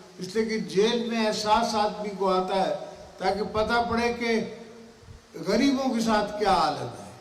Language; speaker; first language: Urdu; non-native, local second language; Saraiki